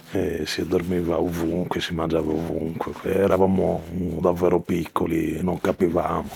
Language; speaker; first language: Italian; non-native, fluent; Arabic